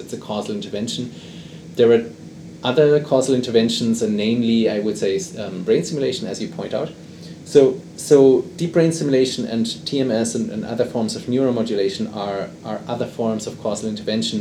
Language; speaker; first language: English; non-native, fluent; German